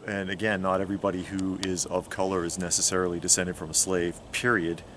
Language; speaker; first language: English; native; English